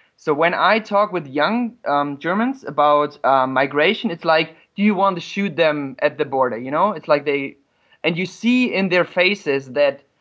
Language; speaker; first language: English; non-native, fluent; German